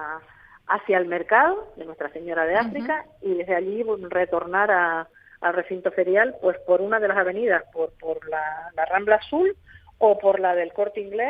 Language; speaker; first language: Spanish; native; Spanish